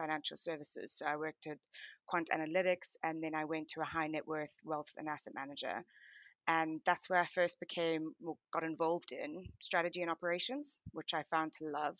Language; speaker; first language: English; native; English